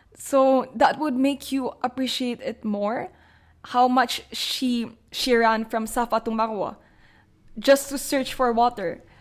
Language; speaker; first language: English; non-native, local second language; Filipino